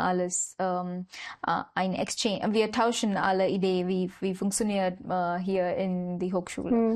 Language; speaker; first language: German; non-native, learner; Marathi